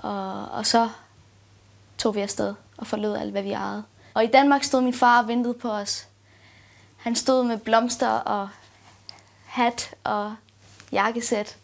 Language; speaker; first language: Danish; early bilingual, other home language; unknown